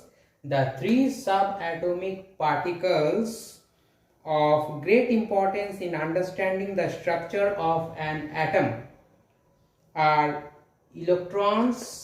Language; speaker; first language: English; non-native, local second language; Hindi